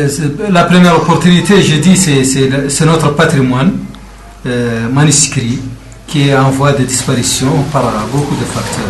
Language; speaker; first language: French; non-native, local second language; Arabic